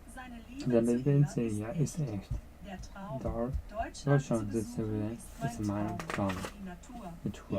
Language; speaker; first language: German; non-native, learner; Japanese